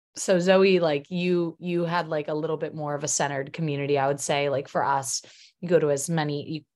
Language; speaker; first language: English; early bilingual, other home language; Polish